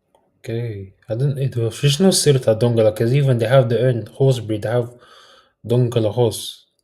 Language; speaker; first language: English; early bilingual, heritage; Arabic